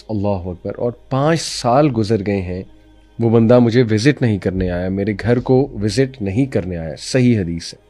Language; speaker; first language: Urdu; native; Urdu